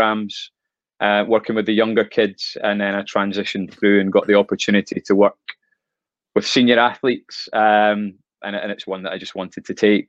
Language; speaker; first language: English; native; English